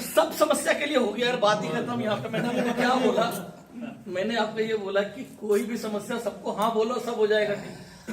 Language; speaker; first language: Hindi; native; Hindi